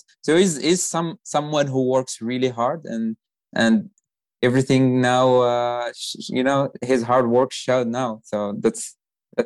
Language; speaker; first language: English; non-native, fluent; Arabic